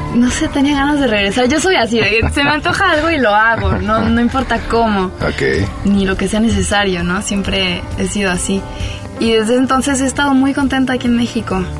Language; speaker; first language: Spanish; non-native, fluent; French